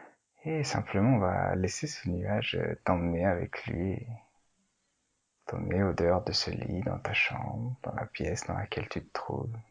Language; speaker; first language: French; native; French